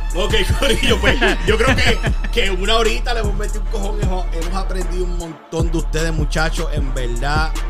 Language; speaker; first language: Spanish; native; Spanish